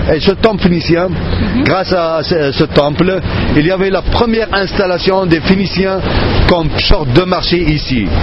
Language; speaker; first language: French; non-native, fluent; Arabic